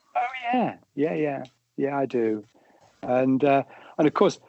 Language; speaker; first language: English; native; English